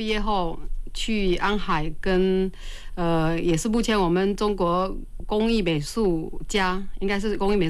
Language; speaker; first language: Chinese; native; Chinese